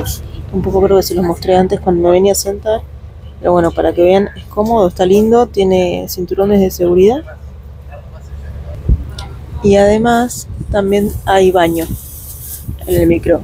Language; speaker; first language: Spanish; native; Spanish